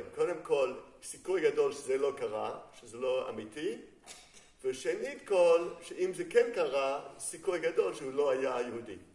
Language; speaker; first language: Hebrew; non-native, fluent; English